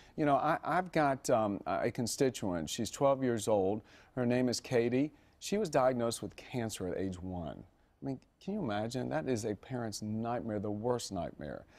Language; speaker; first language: English; native; English